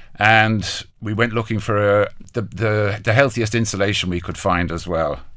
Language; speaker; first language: English; native; English